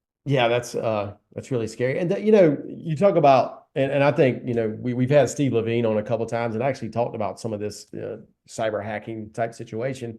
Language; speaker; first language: English; native; English